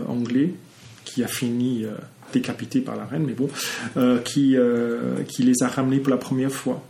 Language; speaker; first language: French; non-native, fluent; English